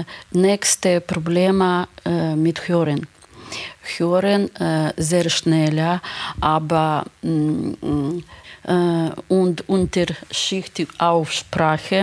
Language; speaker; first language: German; non-native, learner; Ukrainian